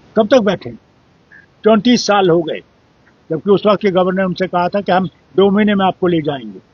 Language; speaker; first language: Urdu; non-native, local second language; Kashmiri